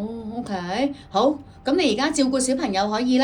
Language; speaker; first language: Chinese; native; Chinese